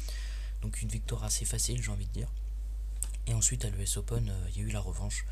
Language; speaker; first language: French; native; French